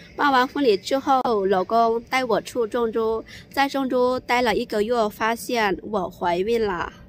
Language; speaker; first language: Chinese; non-native, fluent; Lao